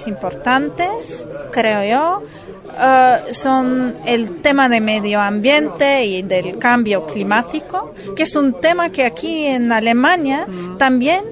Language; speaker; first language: Spanish; non-native, fluent; German